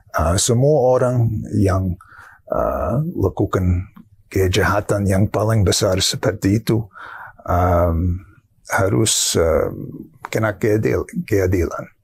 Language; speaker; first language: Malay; non-native, fluent; English